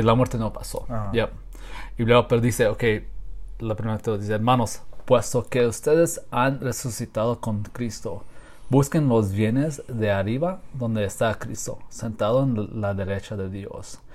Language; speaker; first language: Spanish; non-native, learner; English